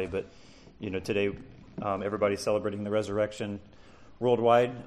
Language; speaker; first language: English; native; English